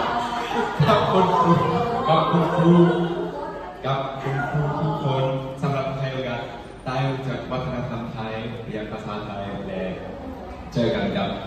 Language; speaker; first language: Thai; non-native, learner; German